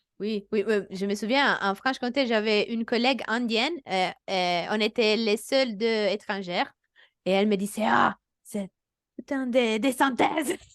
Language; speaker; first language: French; non-native, fluent; Italian